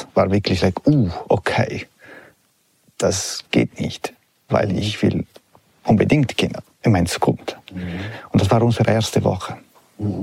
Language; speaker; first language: German; non-native, learner; Italian